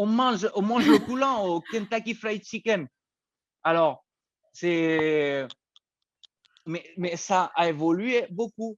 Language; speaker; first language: French; non-native, fluent; Spanish